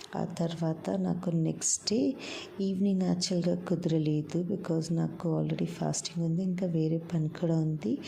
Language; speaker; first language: Telugu; non-native, local second language; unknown